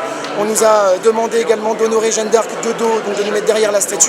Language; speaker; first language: French; native; French